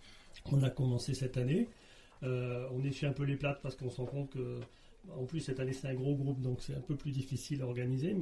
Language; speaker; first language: French; native; French